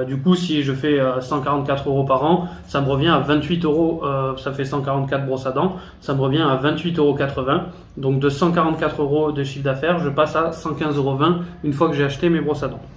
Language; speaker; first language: French; native; French